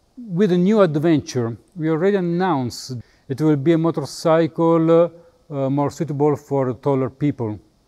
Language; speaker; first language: English; non-native, fluent; Italian